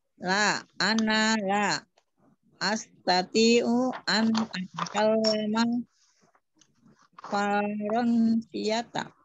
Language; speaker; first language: Arabic; non-native, learner; Indonesian